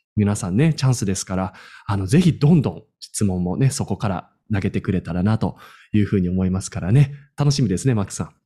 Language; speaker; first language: Japanese; native; Japanese